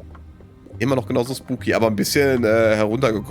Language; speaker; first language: German; native; German